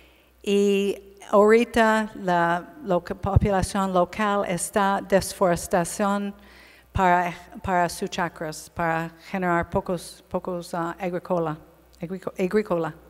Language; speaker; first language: Spanish; non-native, learner; English